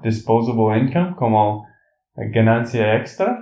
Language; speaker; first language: Spanish; non-native, learner; English